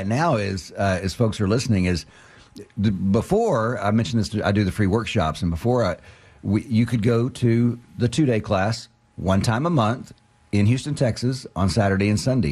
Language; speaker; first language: English; native; English